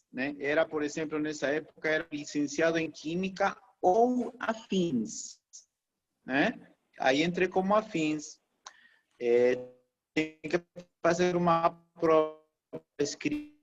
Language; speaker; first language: Portuguese; non-native, fluent; Spanish